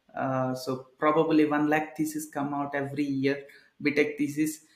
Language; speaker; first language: English; non-native, local second language; Telugu